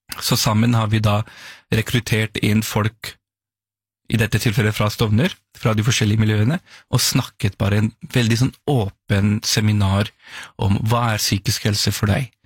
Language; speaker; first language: Norwegian; early bilingual, other home language; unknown